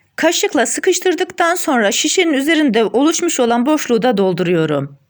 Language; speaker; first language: Turkish; native; Turkish